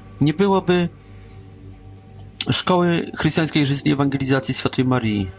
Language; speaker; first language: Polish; non-native, learner; Russian